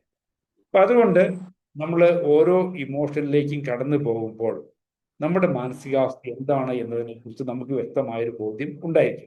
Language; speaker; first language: Malayalam; native; Malayalam